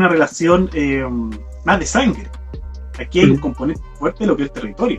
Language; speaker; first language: Spanish; native; Spanish